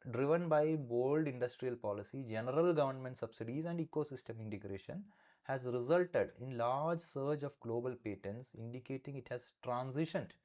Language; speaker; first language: English; non-native, local second language; Malayalam